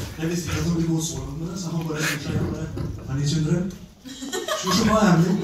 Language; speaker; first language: Norwegian; early bilingual, other home language; Albanian